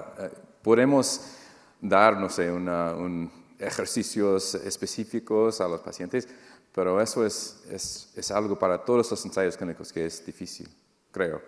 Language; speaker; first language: Spanish; non-native, fluent; English